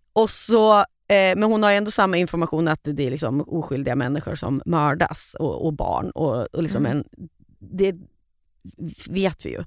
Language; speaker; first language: Swedish; native; Swedish